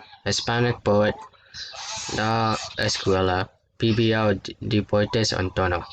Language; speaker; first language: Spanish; non-native, learner; English